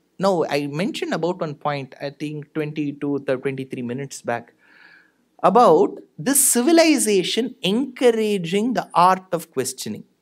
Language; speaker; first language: English; non-native, local second language; Tamil